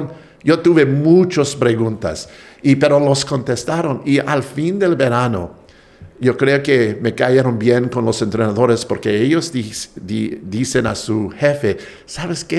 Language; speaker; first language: Spanish; non-native, fluent; English